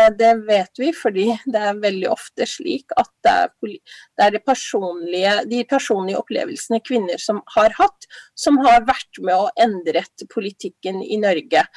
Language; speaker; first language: Norwegian; early bilingual, other home language; Somali